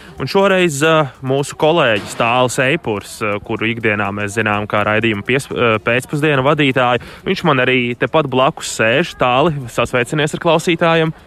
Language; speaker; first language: Latvian; native; Latvian